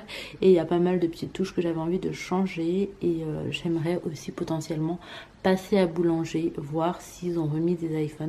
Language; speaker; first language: French; native; French